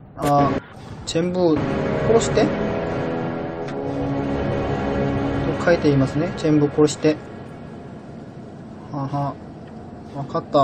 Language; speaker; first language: Japanese; non-native, learner; Korean